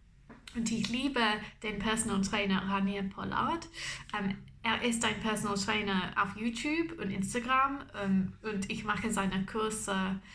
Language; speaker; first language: German; non-native, learner; English